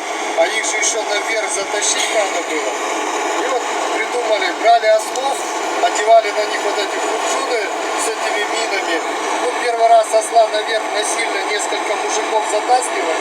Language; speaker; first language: Russian; native; Russian